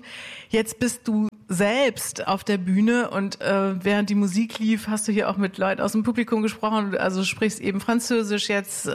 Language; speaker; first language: German; native; German